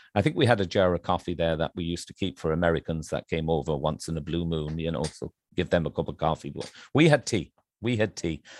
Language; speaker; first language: English; native; English